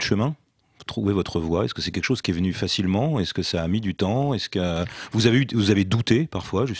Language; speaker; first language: French; native; French